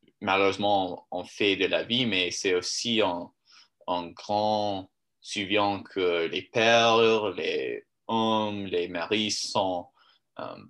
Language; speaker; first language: French; non-native, learner; English